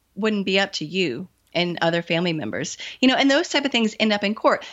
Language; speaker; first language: English; native; English